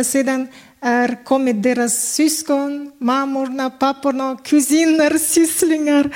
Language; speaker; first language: Swedish; non-native, fluent; Kazakh